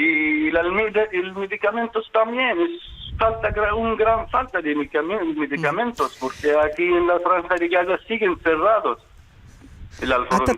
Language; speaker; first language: Spanish; non-native, fluent; Arabic